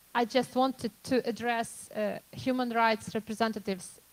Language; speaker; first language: English; non-native, fluent; Ukrainian